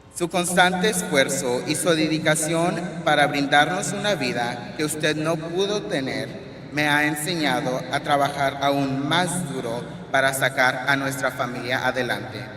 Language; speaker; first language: Spanish; early bilingual, heritage; Spanish